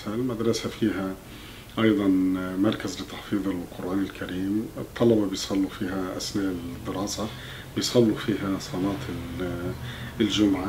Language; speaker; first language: Arabic; native; Arabic